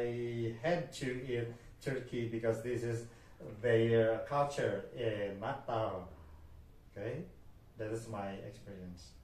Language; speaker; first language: English; non-native, fluent; Indonesian